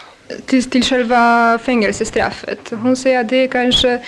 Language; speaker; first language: Swedish; non-native, fluent; Polish